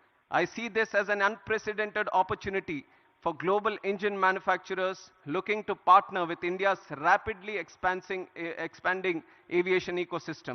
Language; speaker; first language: English; non-native, local second language; Telugu